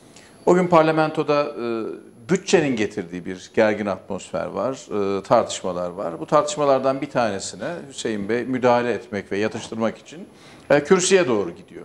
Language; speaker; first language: Turkish; native; Turkish